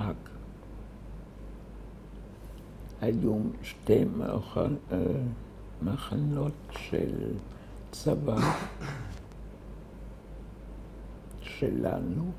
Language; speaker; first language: Hebrew; early bilingual, other home language; German